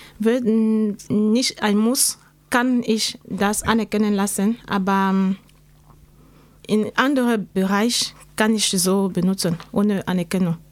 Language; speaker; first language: German; non-native, learner; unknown